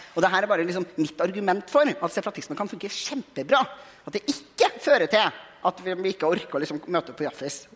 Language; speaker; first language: Norwegian; native; Norwegian